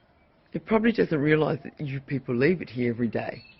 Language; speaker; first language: English; native; English